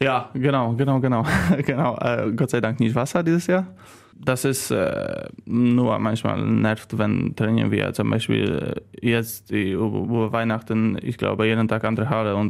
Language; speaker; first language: German; non-native, learner; Polish